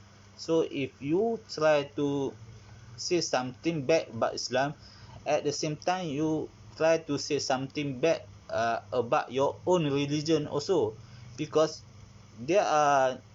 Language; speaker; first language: English; non-native, learner; Malay